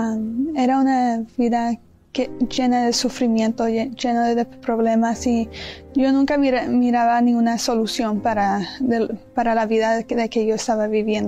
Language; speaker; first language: Spanish; early bilingual, heritage; Spanish